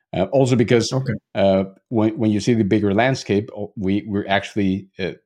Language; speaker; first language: English; non-native, fluent; Spanish